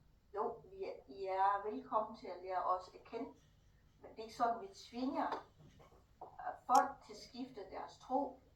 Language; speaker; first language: Danish; non-native, fluent; Thai